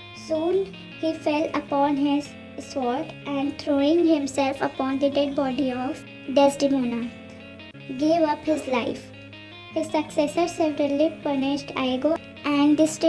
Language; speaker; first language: English; non-native, local second language; Hindi